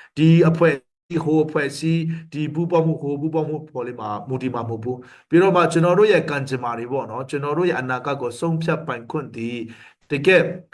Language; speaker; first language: Burmese; non-native, local second language; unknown